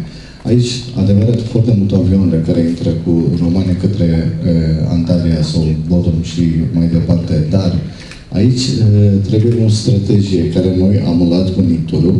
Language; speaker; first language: Romanian; non-native, learner; Turkish